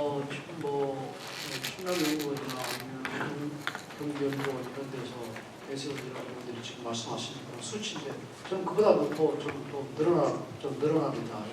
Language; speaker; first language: Korean; native; Korean